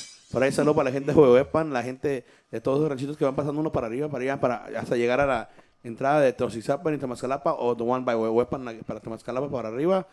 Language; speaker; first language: Spanish; early bilingual, heritage; Spanish